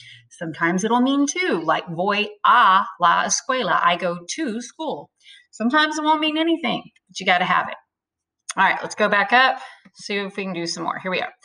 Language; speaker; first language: English; native; English